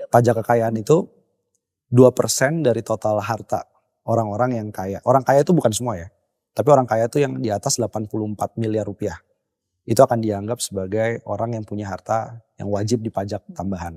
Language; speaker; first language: Indonesian; native; Indonesian